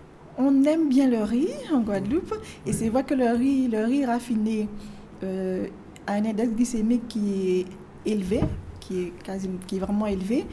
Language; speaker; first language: French; native; French